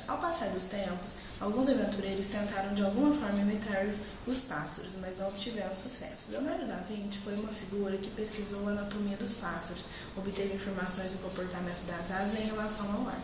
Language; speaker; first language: Portuguese; native; Portuguese